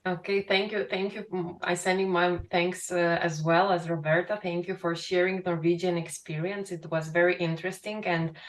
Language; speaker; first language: English; non-native, fluent; Lithuanian